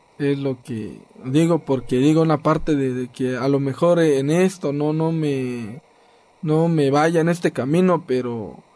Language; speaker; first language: Spanish; non-native, local second language; Zapotec